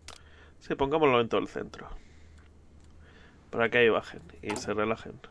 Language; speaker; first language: Spanish; native; Spanish